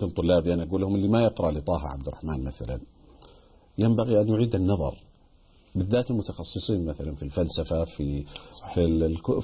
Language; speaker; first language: Arabic; native; Arabic